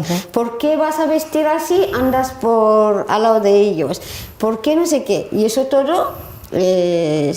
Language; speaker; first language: Spanish; non-native, learner; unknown